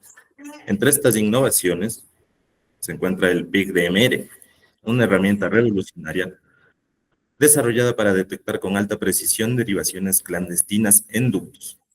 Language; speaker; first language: Spanish; native; Spanish